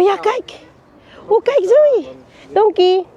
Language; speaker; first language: Dutch; non-native, learner; Filipino